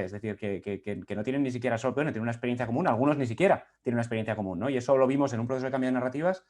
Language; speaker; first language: Spanish; native; Spanish